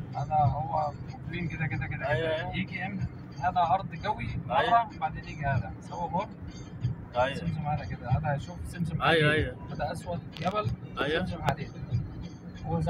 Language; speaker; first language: Arabic; non-native, learner; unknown